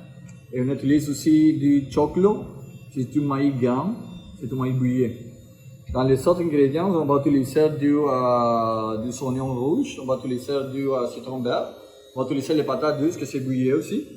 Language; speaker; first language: French; non-native, fluent; Spanish